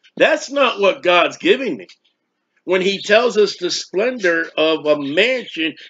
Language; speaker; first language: English; native; English